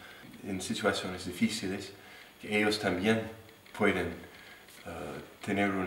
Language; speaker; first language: Spanish; non-native, fluent; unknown